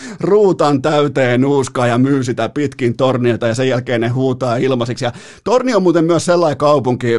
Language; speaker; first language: Finnish; native; Finnish